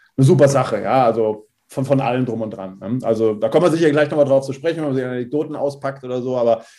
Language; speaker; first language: German; non-native, fluent; Czech